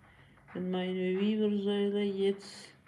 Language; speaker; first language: German; non-native, learner; Persian